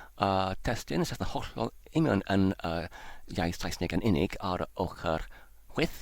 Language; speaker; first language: Welsh; non-native, fluent; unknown